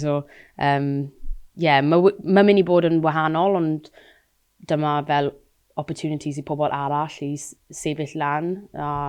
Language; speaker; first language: Welsh; non-native, local second language; English